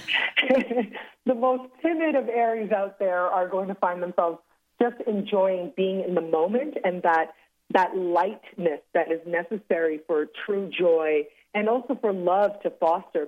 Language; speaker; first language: English; native; English